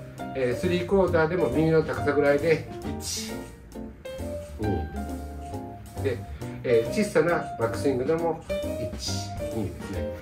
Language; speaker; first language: Japanese; native; Japanese